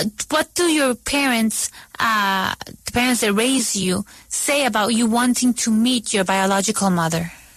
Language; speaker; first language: English; non-native, fluent; Spanish